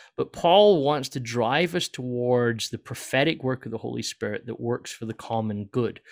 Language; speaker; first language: English; native; English